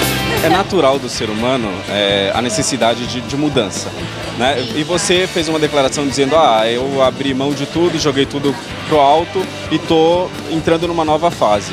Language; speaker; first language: Portuguese; native; Portuguese